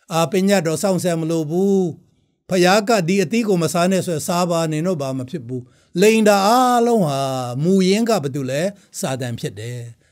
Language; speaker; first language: Burmese; non-native, local second language; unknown